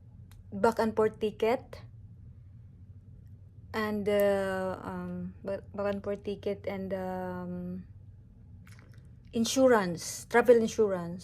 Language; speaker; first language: English; non-native, local second language; Cebuano